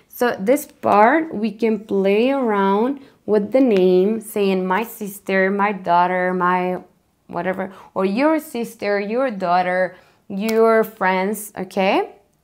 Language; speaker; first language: English; non-native, fluent; Spanish